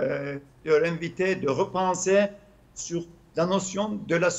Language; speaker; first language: French; non-native, fluent; Turkish